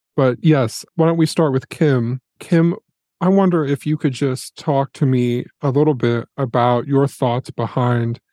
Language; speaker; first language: English; native; English